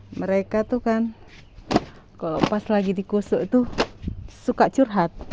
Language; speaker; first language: Indonesian; native; Indonesian